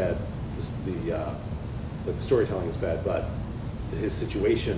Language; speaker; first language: English; native; English